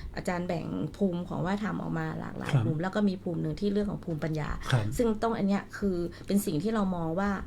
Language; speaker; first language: Thai; native; Thai